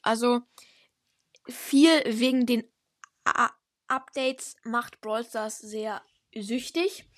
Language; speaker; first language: German; native; German